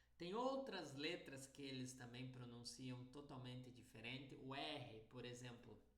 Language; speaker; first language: Portuguese; native; Portuguese